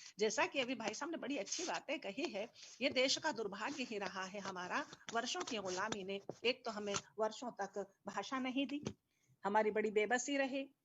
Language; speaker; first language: Hindi; native; Hindi